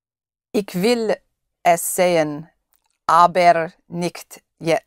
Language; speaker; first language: German; non-native, learner; English